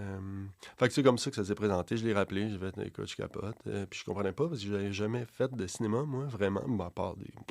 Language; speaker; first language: French; native; French